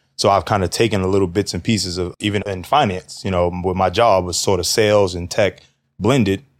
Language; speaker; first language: English; native; English